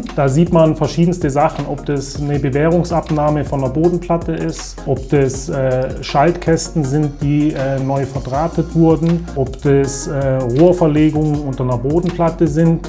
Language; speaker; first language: German; native; German